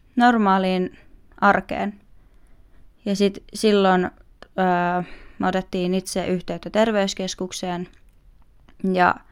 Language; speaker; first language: Finnish; native; Finnish